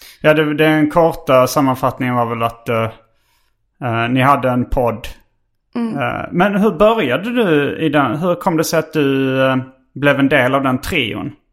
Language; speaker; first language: Swedish; native; Swedish